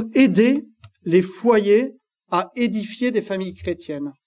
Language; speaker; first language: French; native; French